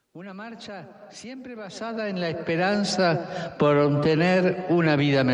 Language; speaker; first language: Spanish; native; Spanish